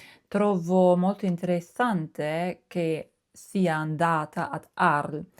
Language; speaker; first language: Italian; non-native, fluent; German